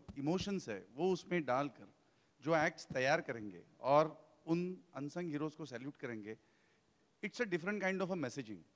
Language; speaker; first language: Hindi; native; Hindi